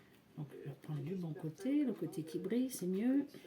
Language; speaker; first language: French; native; French